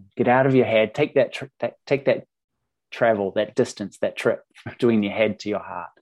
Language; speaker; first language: English; native; English